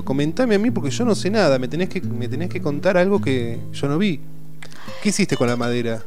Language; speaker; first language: Spanish; native; Spanish